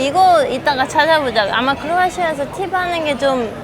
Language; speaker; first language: Korean; non-native, fluent; Dutch